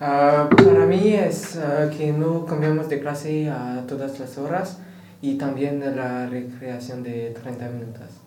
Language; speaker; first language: Spanish; non-native, learner; French